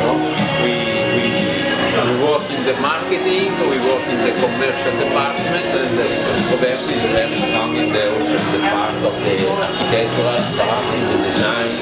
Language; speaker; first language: English; non-native, learner; Italian